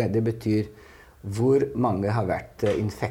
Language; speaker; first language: Norwegian; non-native, fluent; Italian